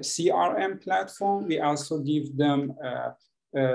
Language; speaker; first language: English; non-native, fluent; Persian